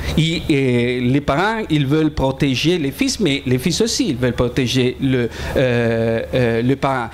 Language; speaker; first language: French; non-native, fluent; Italian